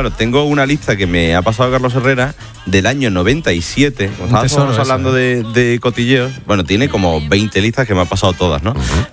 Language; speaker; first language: Spanish; native; Spanish